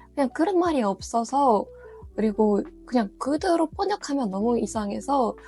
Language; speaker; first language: Korean; non-native, fluent; Russian